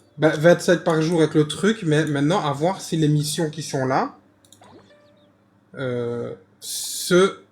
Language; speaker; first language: French; native; French